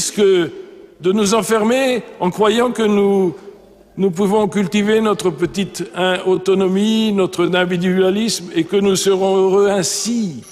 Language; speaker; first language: French; native; French